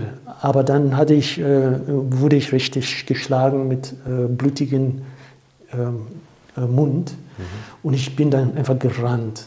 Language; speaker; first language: German; non-native, fluent; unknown